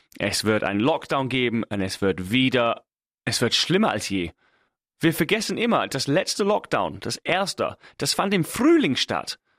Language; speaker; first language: German; non-native, fluent; English